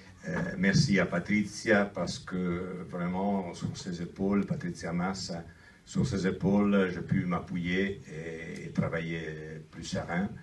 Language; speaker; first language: French; non-native, fluent; Italian